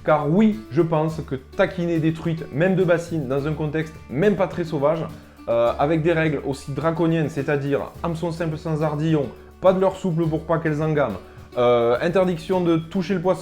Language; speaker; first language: French; native; French